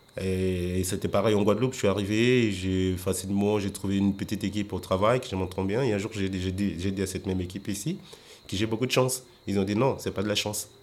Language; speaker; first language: French; non-native, fluent; Portuguese